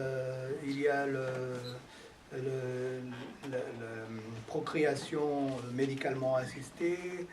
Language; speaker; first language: French; non-native, fluent; Portuguese